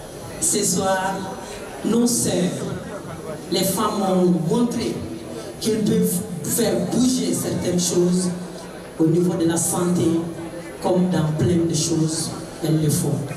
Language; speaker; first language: French; non-native, local second language; Bambara